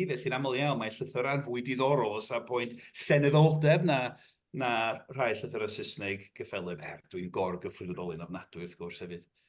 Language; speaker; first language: Welsh; non-native, fluent; English